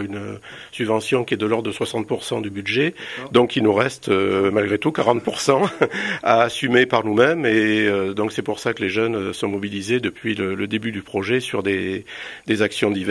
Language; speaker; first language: French; native; French